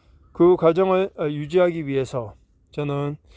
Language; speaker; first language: Korean; native; Korean